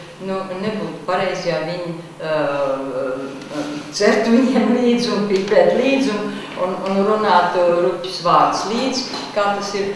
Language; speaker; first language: Latvian; native; Latvian